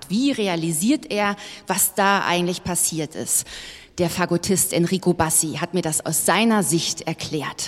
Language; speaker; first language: German; native; German